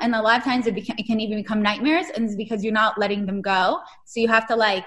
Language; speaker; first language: English; non-native, fluent; Hebrew